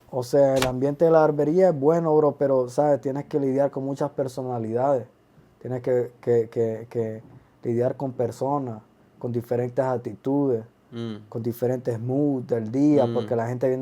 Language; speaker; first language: Spanish; early bilingual, other home language; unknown